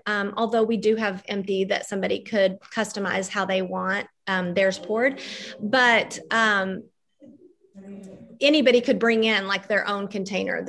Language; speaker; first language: English; native; English